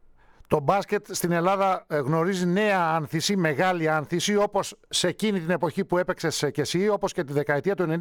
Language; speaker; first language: Greek; native; Greek